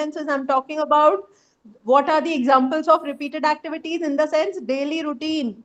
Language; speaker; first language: English; non-native, local second language; Hindi